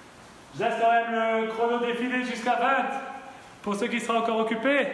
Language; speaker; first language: French; native; French